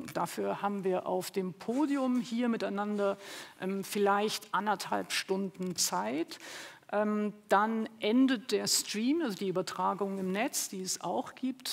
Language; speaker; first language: German; native; German